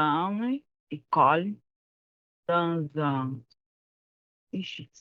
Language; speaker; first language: French; non-native, learner; Portuguese